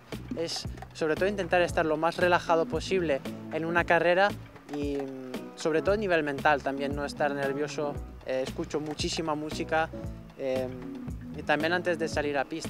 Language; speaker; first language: Spanish; non-native, fluent; French